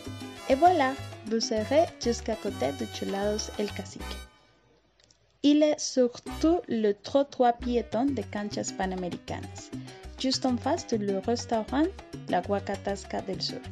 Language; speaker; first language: French; non-native, learner; Spanish